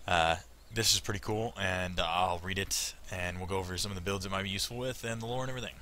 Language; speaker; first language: English; native; English